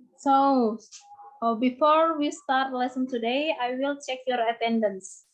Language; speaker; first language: English; non-native, learner; Indonesian